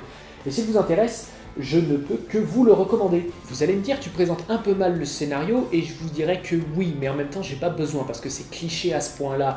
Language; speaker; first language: French; native; French